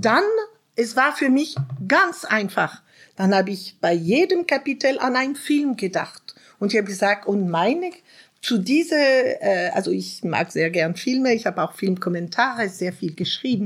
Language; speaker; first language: German; non-native, fluent; French